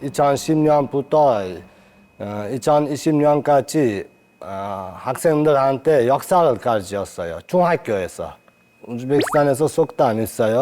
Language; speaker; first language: Korean; non-native, learner; Uzbek